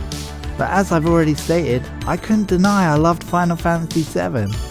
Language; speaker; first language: English; native; English